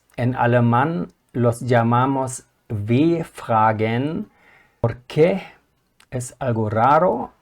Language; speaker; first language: Spanish; non-native, fluent; German